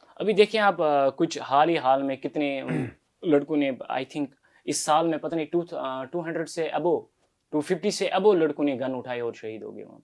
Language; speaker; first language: Urdu; non-native, local second language; Kashmiri